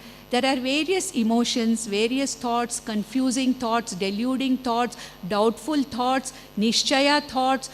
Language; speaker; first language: English; non-native, local second language; Konkani